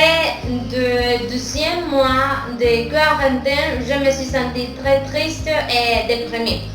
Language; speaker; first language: French; non-native, fluent; Spanish